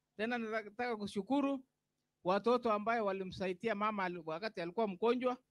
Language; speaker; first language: Swahili; non-native, local second language; Kalenjin